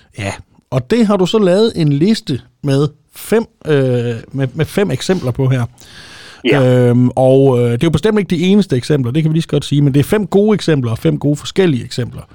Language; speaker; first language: Danish; native; Danish